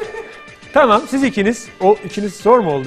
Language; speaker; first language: Turkish; native; Turkish